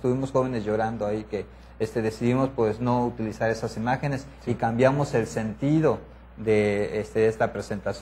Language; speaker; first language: Spanish; native; Spanish